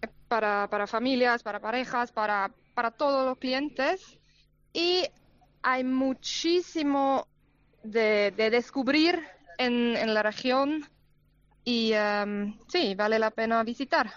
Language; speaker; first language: Spanish; non-native, fluent; German